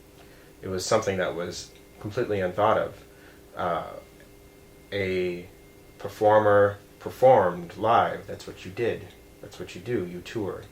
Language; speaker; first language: English; native; English